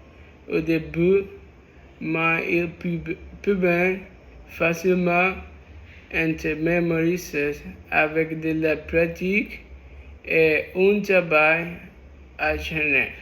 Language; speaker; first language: French; non-native, learner; Spanish